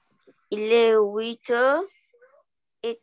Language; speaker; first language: French; non-native, learner; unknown